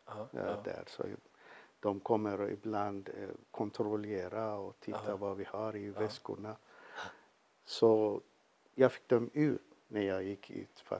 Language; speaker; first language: Swedish; non-native, fluent; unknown